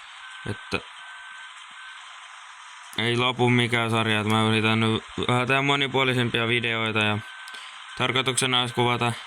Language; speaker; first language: Finnish; native; Finnish